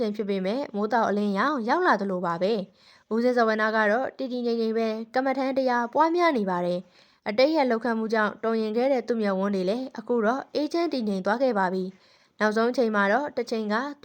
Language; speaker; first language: Burmese; native; Burmese